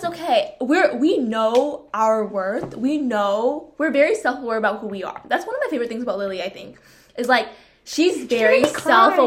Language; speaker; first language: English; early bilingual, other home language; Vietnamese